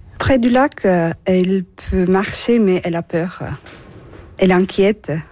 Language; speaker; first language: French; non-native, fluent; Turkish